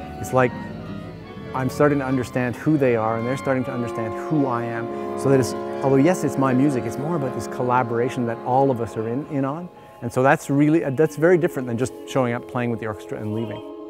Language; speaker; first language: English; native; English